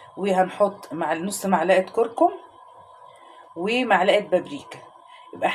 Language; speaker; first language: Arabic; native; Arabic